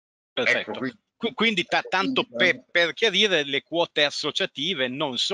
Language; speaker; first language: Italian; native; Italian